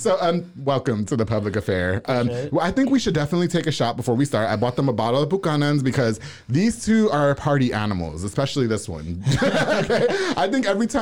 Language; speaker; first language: English; native; English